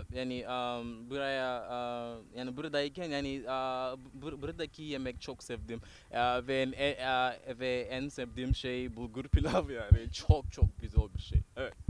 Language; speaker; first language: Turkish; non-native, learner; Tswana